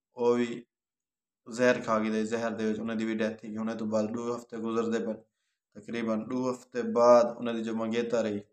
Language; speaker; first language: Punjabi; non-native, local second language; Saraiki